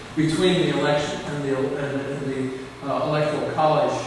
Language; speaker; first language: English; native; English